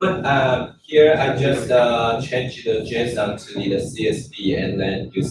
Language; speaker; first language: English; non-native, learner; Chinese